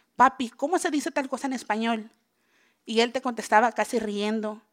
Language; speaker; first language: Spanish; early bilingual, heritage; Spanish